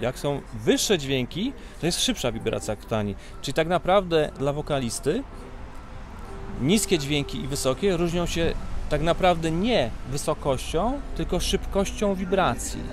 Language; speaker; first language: Polish; native; Polish